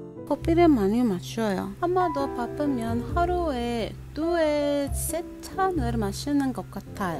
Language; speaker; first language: Korean; non-native, learner; English